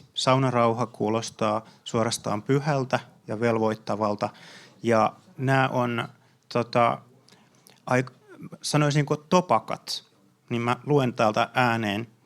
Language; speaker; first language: Finnish; native; Finnish